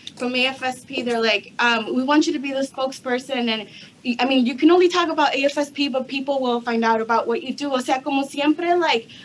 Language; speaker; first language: English; native; English